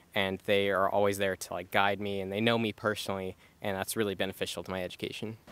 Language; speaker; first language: English; native; English